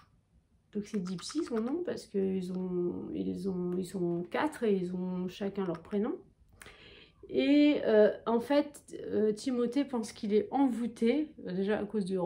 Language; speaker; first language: French; native; French